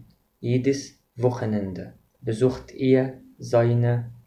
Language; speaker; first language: German; non-native, fluent; Arabic